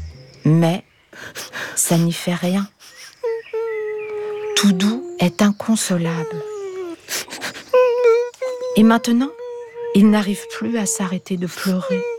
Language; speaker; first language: French; native; French